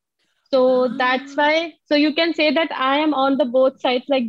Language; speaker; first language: English; non-native, local second language; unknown